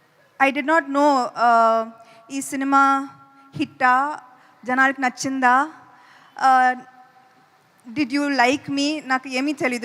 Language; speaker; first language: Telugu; non-native, fluent; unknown